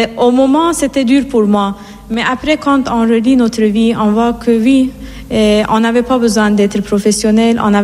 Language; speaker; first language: French; non-native, fluent; Persian